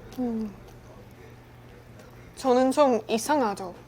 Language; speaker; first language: Korean; non-native, learner; Czech